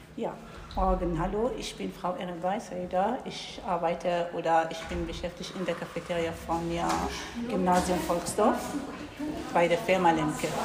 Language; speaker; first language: German; non-native, learner; Arabic